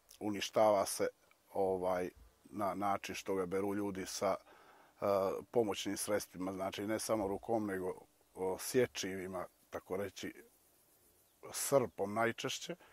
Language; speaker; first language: Bosnian; native; Bosnian